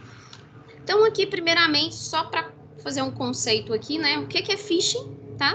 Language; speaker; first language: Portuguese; native; Portuguese